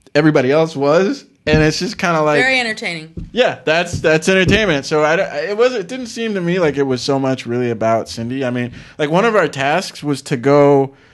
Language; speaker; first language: English; native; English